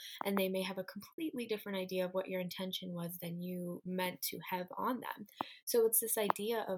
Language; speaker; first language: English; native; English